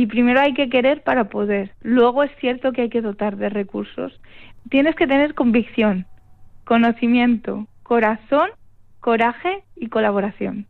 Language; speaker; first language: Spanish; native; Spanish